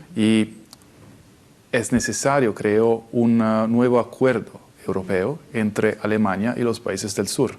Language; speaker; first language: Spanish; non-native, fluent; Italian